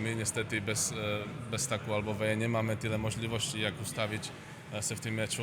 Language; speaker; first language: Polish; non-native, learner; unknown